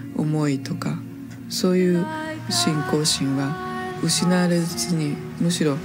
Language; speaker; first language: Japanese; native; Japanese